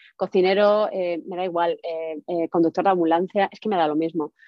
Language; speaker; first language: Spanish; native; Spanish